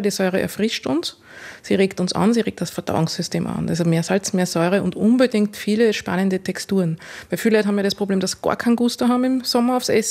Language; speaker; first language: German; native; German